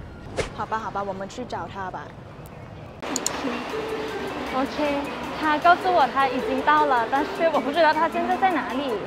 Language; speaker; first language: Chinese; non-native, fluent; Thai